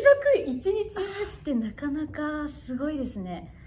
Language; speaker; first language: Japanese; native; Japanese